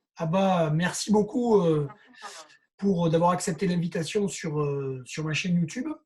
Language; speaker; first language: French; native; French